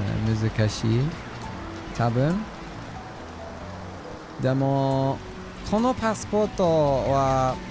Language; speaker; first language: Japanese; non-native, learner; English